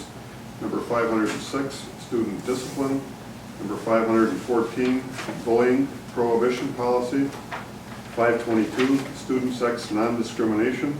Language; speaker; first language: English; native; English